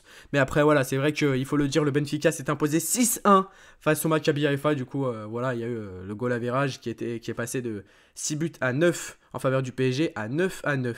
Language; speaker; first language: French; native; French